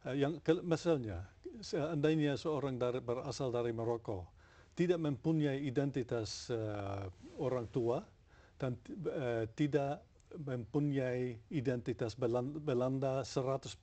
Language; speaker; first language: Indonesian; non-native, fluent; Dutch